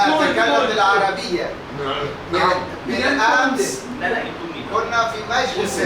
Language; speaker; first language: Arabic; non-native, fluent; Persian